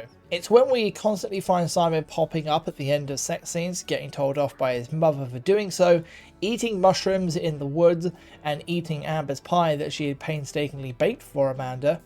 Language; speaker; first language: English; native; English